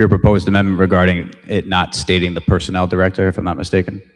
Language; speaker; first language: English; native; English